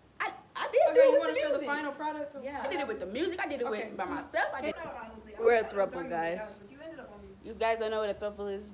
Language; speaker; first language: English; native; English